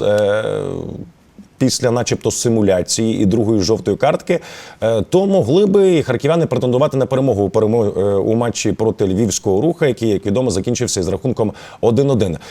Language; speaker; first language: Ukrainian; native; Ukrainian